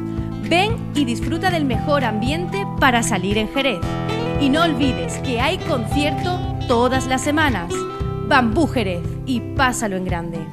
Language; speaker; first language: Spanish; native; Spanish